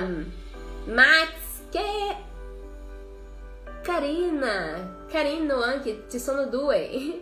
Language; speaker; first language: Italian; non-native, fluent; Portuguese